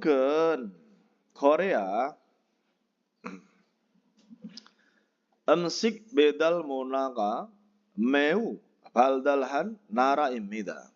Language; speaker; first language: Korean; non-native, fluent; Indonesian